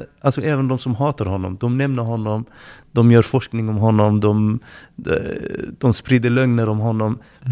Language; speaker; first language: Swedish; non-native, fluent; Arabic